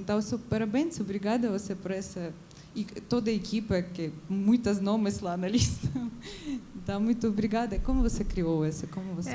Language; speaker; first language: Portuguese; non-native, learner; Ukrainian